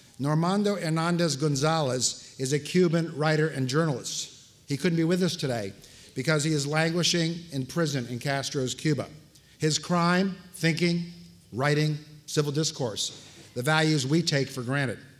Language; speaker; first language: English; native; English